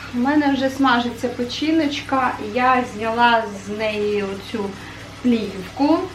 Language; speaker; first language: Ukrainian; native; Ukrainian